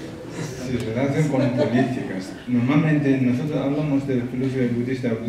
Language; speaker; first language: Spanish; non-native, learner; Tibetan